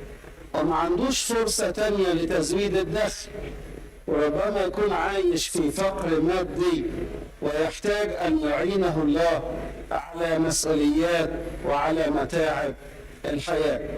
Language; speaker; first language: Arabic; native; Arabic